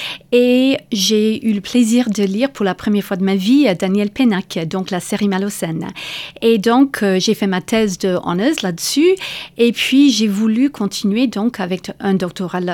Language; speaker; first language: French; non-native, fluent; English